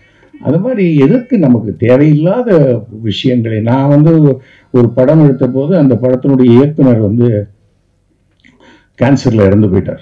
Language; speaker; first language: Tamil; native; Tamil